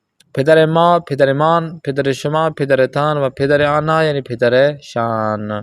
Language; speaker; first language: Persian; non-native, fluent; Urdu